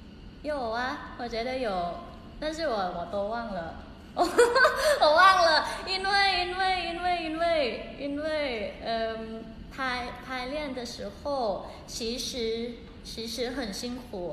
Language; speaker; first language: Chinese; non-native, learner; Thai